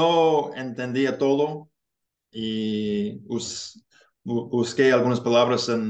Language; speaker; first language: Spanish; non-native, learner; English